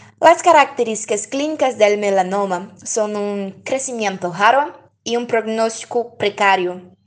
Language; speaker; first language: Spanish; non-native, learner; Portuguese